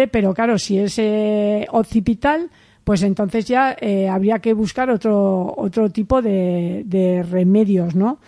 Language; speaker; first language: Spanish; native; Spanish